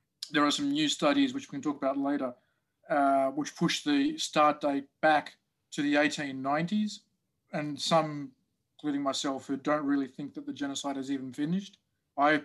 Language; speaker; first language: English; native; English